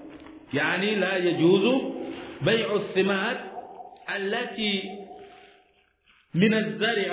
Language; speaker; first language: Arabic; non-native, fluent; Swahili